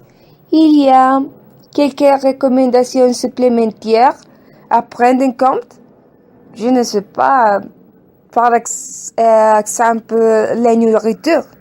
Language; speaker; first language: French; non-native, learner; Spanish